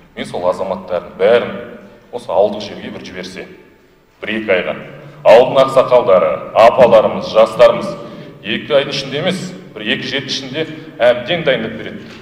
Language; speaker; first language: Kazakh; non-native, local second language; Russian